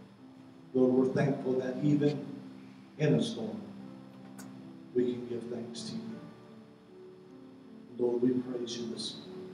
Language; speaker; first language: English; native; English